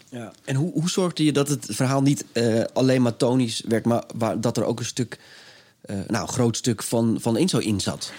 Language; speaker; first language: Dutch; native; Dutch